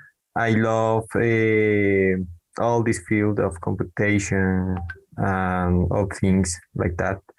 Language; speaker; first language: English; non-native, learner; Spanish